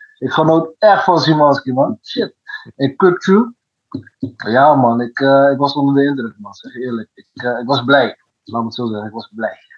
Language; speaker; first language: Dutch; native; Dutch